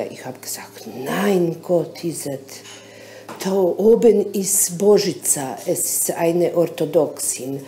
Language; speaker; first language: German; non-native, learner; Bosnian